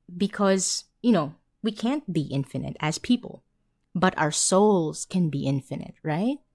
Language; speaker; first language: English; non-native, local second language; Filipino